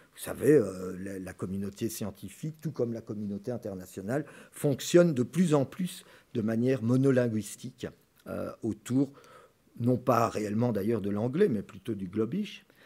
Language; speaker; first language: French; native; French